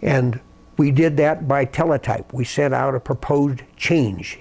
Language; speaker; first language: English; native; English